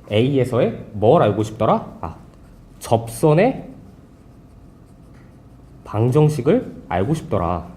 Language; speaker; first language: Korean; native; Korean